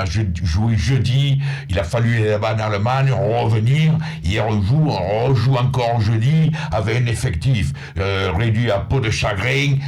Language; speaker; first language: French; native; French